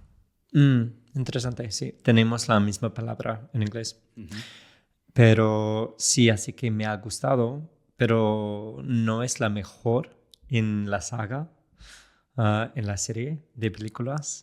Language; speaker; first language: Spanish; non-native, fluent; English